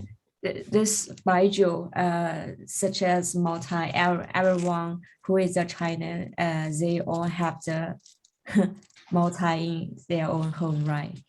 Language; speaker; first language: English; non-native, learner; Chinese